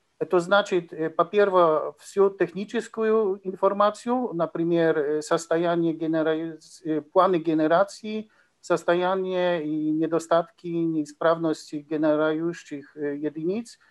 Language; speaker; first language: Russian; non-native, learner; Polish